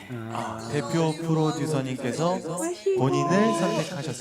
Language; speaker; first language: Korean; native; Korean